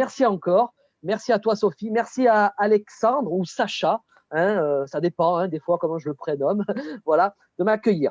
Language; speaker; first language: French; native; French